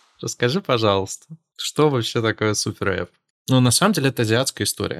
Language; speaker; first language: Russian; native; Russian